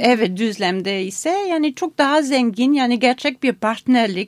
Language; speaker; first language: Turkish; non-native, fluent; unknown